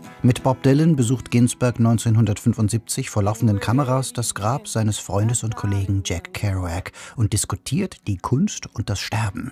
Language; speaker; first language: German; native; German